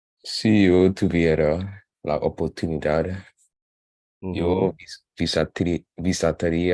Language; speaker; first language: Spanish; non-native, learner; English